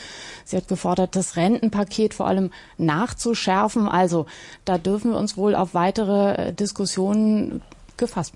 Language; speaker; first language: German; native; German